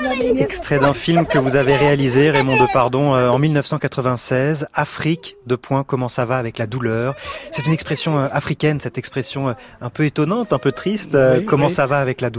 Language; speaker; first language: French; native; French